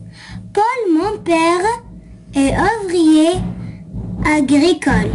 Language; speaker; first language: French; non-native, local second language; Arabic